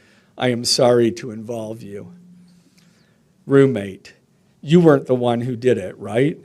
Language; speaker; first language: English; native; English